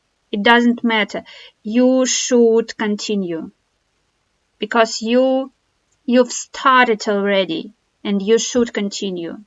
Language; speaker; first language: English; non-native, fluent; Russian